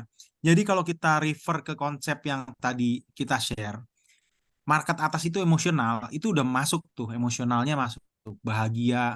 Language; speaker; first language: Indonesian; native; Indonesian